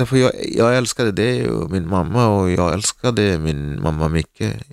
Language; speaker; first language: Swedish; non-native, learner; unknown